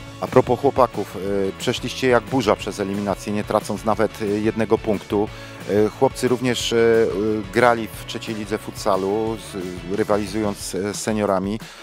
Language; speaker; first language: Polish; native; Polish